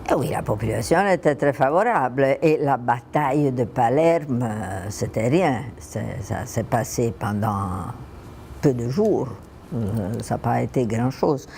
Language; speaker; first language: French; non-native, fluent; Italian